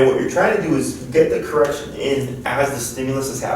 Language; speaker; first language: English; native; English